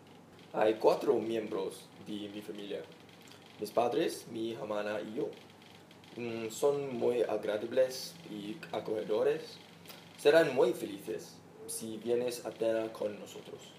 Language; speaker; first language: Spanish; non-native, learner; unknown